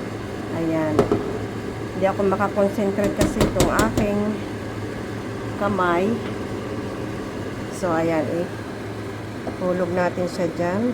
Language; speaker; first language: Filipino; native; Filipino